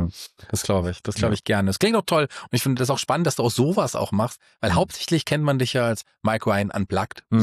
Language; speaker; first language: German; native; German